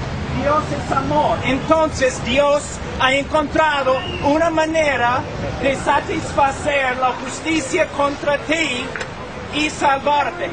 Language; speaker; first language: Spanish; non-native, fluent; English